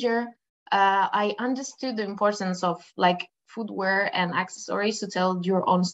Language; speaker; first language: English; non-native, fluent; Spanish